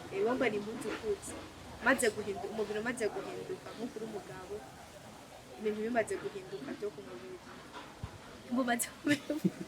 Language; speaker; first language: Rundi; native; Rundi